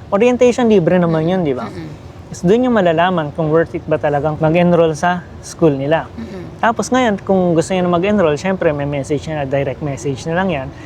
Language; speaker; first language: Filipino; native; Filipino